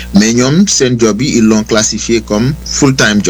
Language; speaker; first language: French; non-native, local second language; Wolof